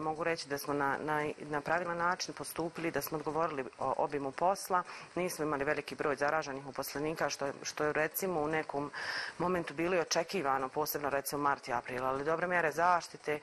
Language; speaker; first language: Croatian; native; Croatian